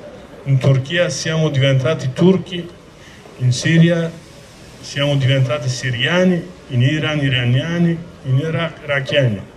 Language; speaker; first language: Italian; non-native, learner; Kurdish